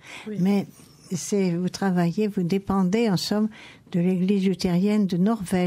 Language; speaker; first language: French; native; French